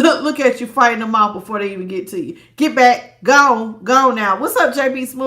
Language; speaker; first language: English; native; English